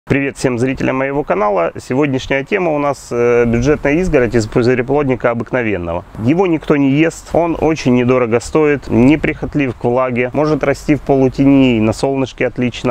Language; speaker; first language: Russian; native; Russian